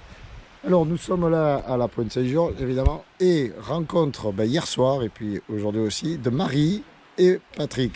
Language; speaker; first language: French; native; French